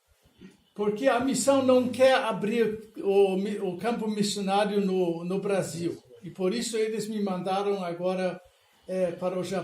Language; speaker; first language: Portuguese; non-native, fluent; German